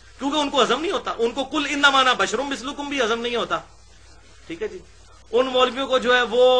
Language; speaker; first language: Urdu; non-native, local second language; Punjabi